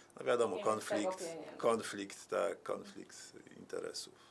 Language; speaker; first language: Polish; native; Polish